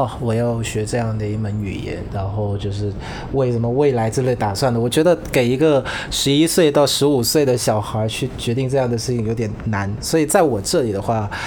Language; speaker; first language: Chinese; non-native, fluent; Vietnamese